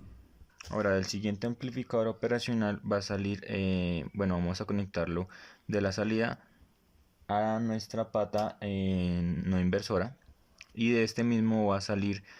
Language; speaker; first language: Spanish; native; Spanish